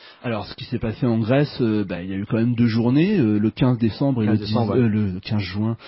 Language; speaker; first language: French; native; French